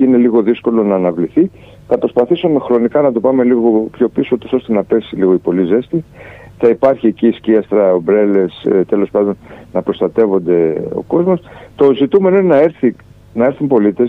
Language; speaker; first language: Greek; native; Greek